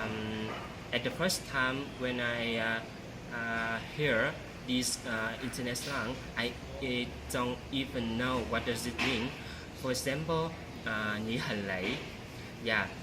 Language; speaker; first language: English; non-native, learner; Vietnamese